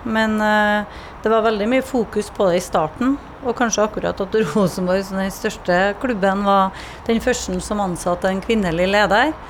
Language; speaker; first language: Norwegian; native; Norwegian